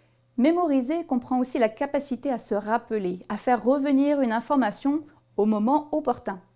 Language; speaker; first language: French; native; French